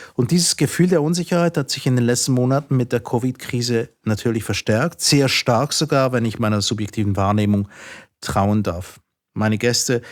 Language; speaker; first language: German; native; German